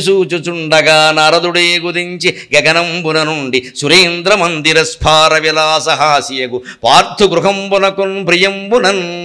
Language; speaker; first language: Telugu; native; Telugu